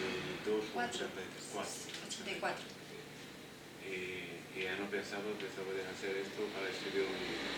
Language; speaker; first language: Spanish; non-native, fluent; Italian